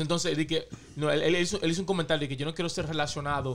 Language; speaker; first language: Spanish; early bilingual, heritage; Spanish